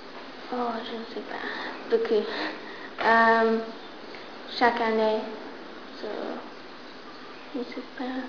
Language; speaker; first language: French; non-native, learner; English